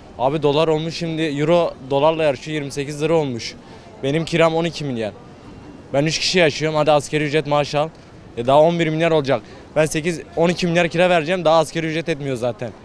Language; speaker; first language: Turkish; native; Turkish